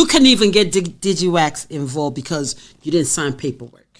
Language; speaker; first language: English; native; English